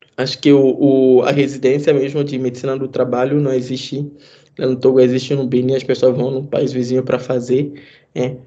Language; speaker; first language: Portuguese; non-native, fluent; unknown